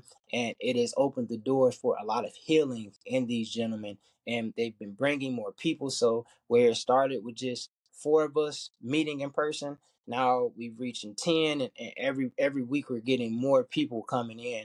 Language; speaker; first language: English; native; English